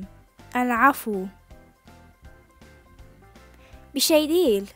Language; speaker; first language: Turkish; non-native, fluent; Arabic